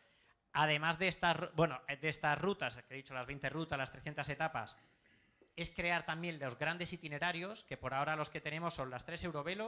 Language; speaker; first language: Spanish; native; Spanish